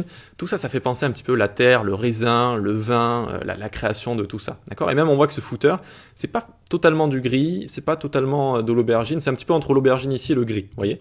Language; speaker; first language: French; native; French